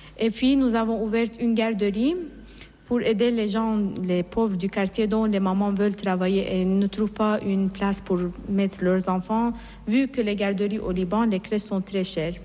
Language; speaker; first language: French; non-native, fluent; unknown